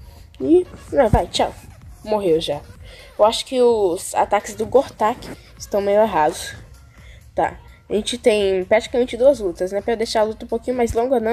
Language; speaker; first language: Portuguese; native; Portuguese